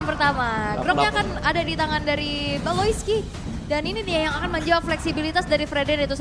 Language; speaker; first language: Indonesian; native; Indonesian